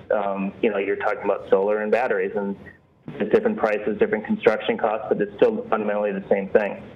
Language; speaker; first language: English; native; English